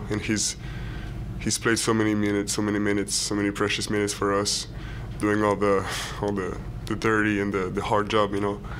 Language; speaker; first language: English; non-native, fluent; French